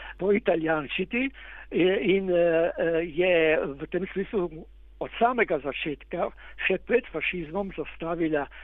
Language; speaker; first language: Slovenian; native; Slovenian